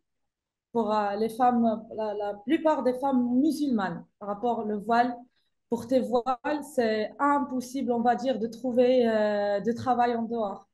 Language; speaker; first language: French; non-native, local second language; Arabic